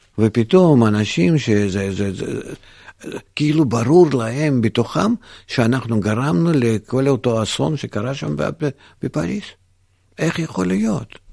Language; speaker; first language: Hebrew; non-native, fluent; Russian